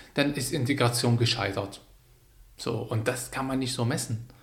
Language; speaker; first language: German; non-native, fluent; Arabic